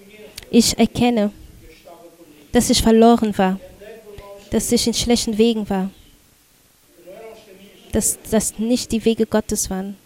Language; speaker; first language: German; non-native, fluent; Portuguese